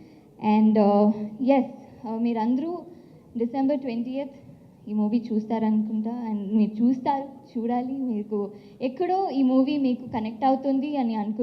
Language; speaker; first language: Telugu; non-native, local second language; Tamil